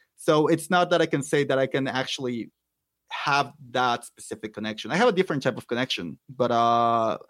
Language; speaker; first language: English; non-native, fluent; Spanish